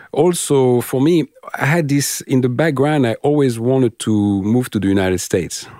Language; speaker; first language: English; non-native, fluent; French